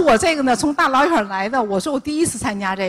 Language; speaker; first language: Chinese; native; Chinese